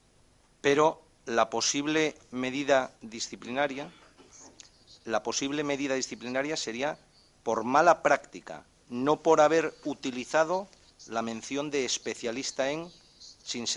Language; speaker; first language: Spanish; native; Spanish